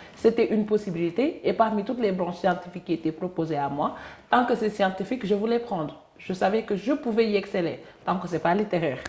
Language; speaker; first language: French; non-native, local second language; Wolof